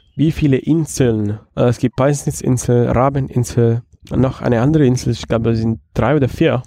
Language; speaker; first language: German; non-native, fluent; Italian